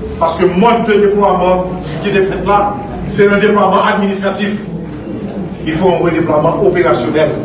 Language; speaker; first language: French; non-native, local second language; Haitian Creole